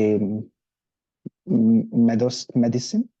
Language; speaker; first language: French; non-native, learner; Hindi